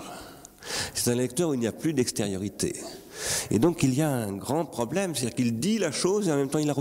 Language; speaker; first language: French; native; French